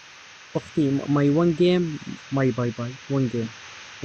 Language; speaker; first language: English; non-native, learner; Arabic